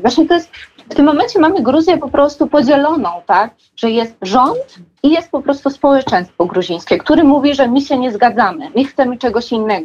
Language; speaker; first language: Polish; non-native, fluent; Georgian